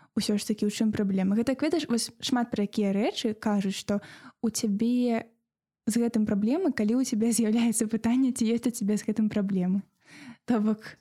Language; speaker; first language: Belarusian; native; Belarusian